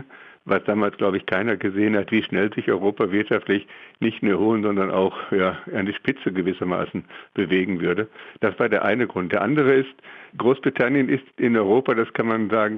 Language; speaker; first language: German; native; German